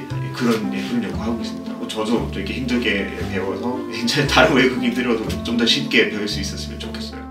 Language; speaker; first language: Korean; non-native, fluent; English